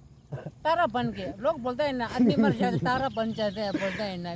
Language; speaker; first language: Hindi; non-native, local second language; Tibetan